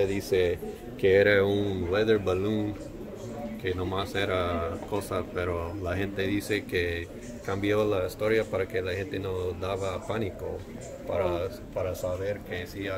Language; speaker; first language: Spanish; non-native, learner; English